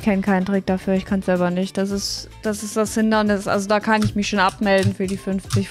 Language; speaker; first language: German; native; German